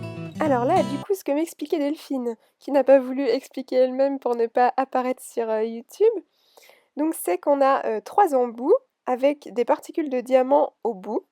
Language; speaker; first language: French; native; French